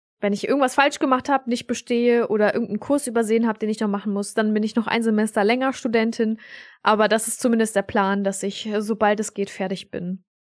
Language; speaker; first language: German; early bilingual, other home language; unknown